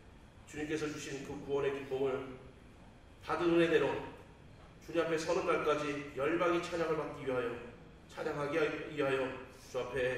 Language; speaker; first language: Korean; native; Korean